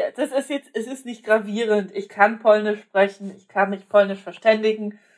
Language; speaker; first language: German; non-native, local second language; Polish